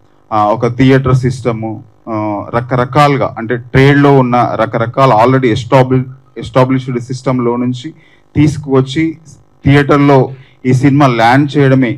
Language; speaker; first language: Telugu; native; Telugu